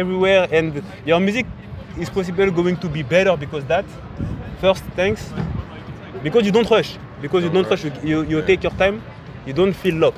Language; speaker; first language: English; non-native, learner; French